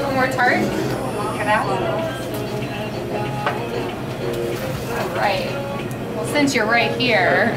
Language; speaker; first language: English; native; English